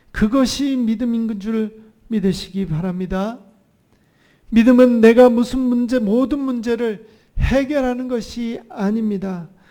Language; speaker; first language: Korean; native; Korean